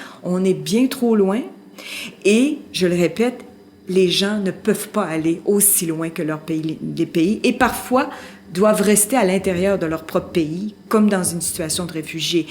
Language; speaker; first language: French; native; French